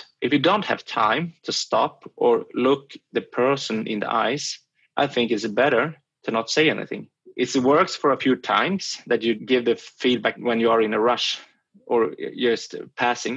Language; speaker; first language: English; non-native, fluent; Swedish